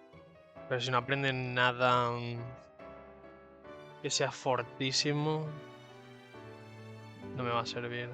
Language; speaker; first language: Spanish; native; Spanish